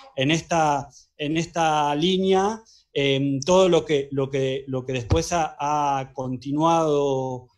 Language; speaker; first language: Spanish; native; Spanish